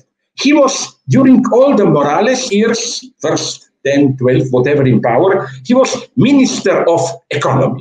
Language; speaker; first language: English; non-native, fluent; Slovenian